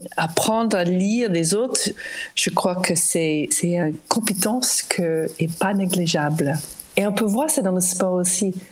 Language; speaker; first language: French; non-native, fluent; English